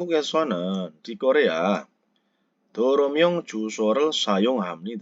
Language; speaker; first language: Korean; non-native, fluent; Indonesian